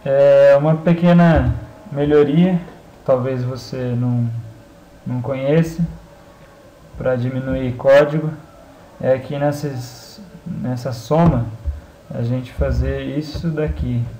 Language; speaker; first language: Portuguese; native; Portuguese